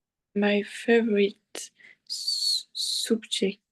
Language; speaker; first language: English; non-native, learner; French